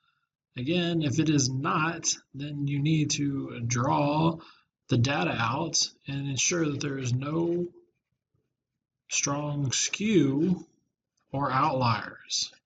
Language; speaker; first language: English; native; English